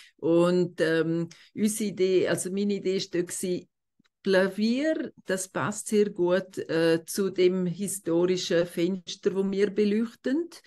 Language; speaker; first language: German; non-native, local second language; Romansh